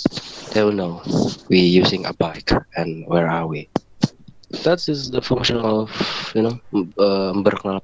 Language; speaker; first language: English; non-native, learner; Indonesian